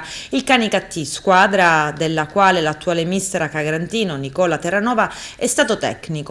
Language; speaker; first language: Italian; native; Italian